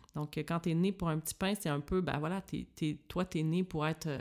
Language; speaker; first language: French; native; French